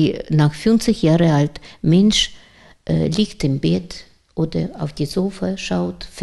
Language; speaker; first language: German; non-native, learner; Russian